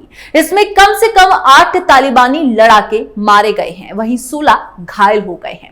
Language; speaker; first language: Hindi; native; Hindi